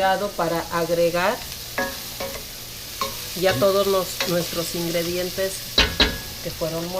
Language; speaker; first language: Spanish; native; Spanish